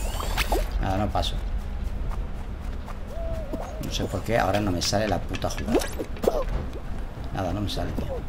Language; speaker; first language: Spanish; native; Spanish